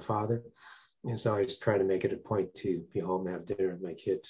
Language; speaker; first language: English; early bilingual, other home language; Cantonese